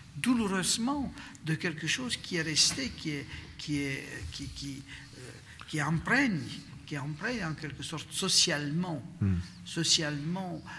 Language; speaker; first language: French; non-native, fluent; Romanian